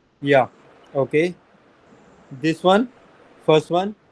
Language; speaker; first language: English; non-native, local second language; Hindi